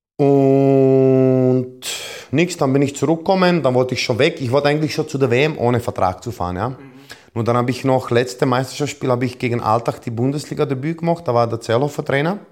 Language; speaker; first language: German; non-native, fluent; Croatian